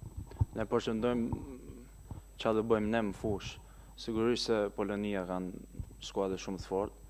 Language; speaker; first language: Albanian; early bilingual, heritage; Albanian